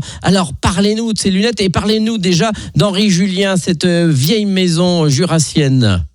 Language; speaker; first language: French; native; French